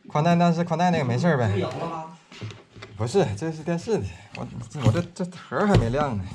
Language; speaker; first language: Chinese; native; Chinese